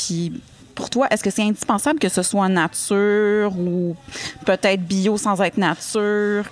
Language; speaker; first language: French; native; French